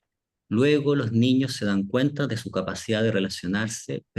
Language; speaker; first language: Spanish; native; Spanish